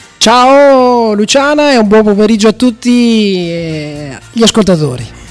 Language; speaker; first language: Italian; native; Italian